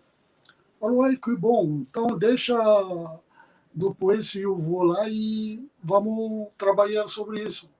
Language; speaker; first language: Portuguese; non-native, fluent; Arabic